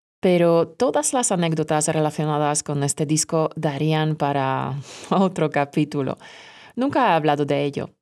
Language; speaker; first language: Spanish; non-native, fluent; Polish